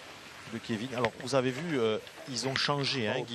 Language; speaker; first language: French; native; French